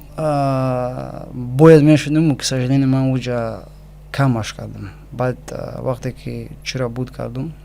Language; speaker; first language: Tajik; non-native, local second language; Shughni